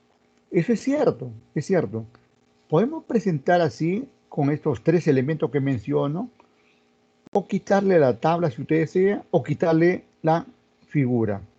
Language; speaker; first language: Spanish; native; Spanish